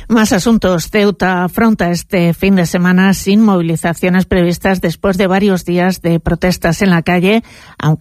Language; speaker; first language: Spanish; native; Spanish